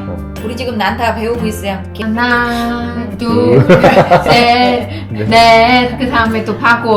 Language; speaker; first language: Korean; non-native, fluent; Vietnamese